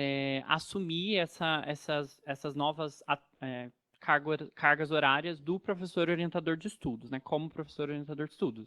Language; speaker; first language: Portuguese; native; Portuguese